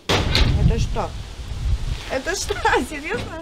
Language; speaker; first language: Russian; native; Russian